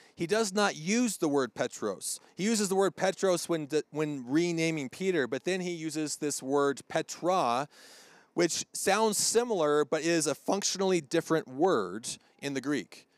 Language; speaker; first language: English; native; English